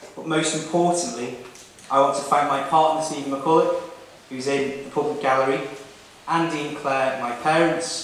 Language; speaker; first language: English; native; English